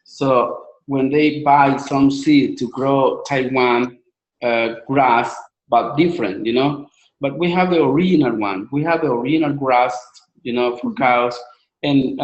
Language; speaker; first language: English; non-native, learner; Spanish